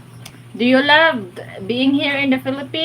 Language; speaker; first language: English; non-native, local second language; Cebuano